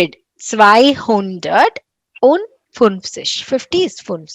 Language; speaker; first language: German; non-native, fluent; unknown